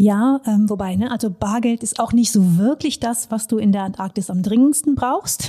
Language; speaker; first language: German; native; German